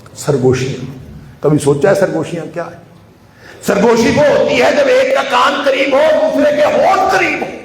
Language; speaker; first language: Urdu; non-native, local second language; Punjabi